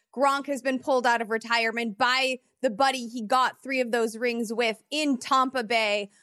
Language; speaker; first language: English; native; English